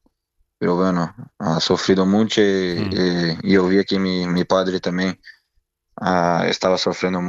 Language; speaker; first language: Spanish; non-native, learner; Portuguese